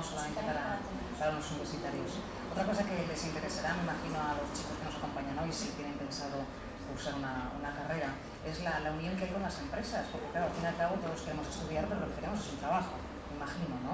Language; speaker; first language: Spanish; native; Spanish